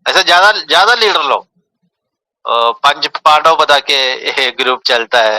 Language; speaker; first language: Hindi; non-native, local second language; Malayalam